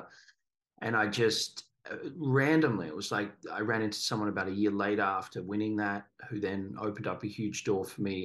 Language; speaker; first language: English; native; English